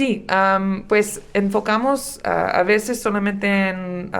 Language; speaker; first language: Spanish; non-native, learner; English